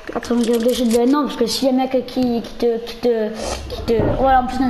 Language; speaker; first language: French; native; French